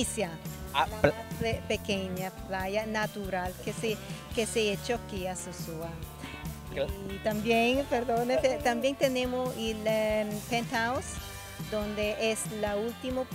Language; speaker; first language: Spanish; non-native, learner; Italian